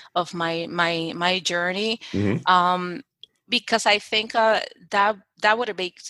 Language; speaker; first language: English; non-native, fluent; Spanish